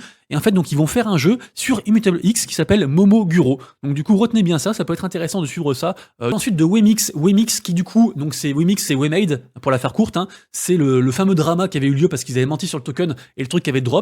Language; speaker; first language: French; native; French